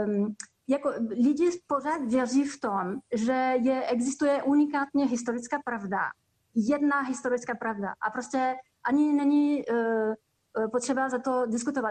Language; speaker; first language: Czech; non-native, fluent; French